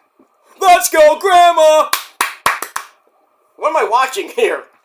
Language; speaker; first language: English; native; English